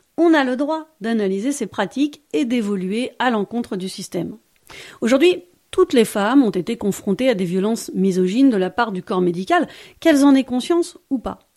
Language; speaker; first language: French; native; French